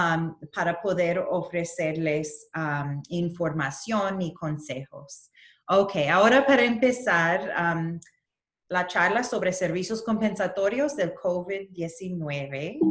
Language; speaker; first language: Spanish; early bilingual, heritage; Spanish